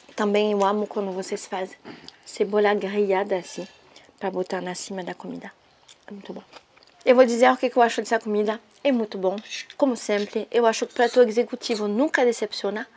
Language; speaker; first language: Portuguese; non-native, fluent; French